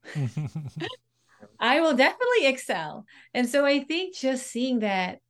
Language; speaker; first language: English; non-native, local second language; Pampanga